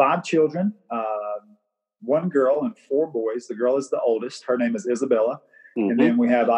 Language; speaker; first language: English; native; English